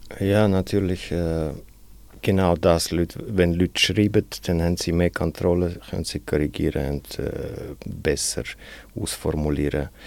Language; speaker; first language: German; non-native, fluent; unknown